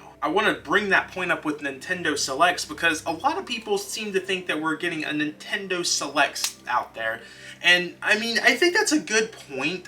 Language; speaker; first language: English; native; English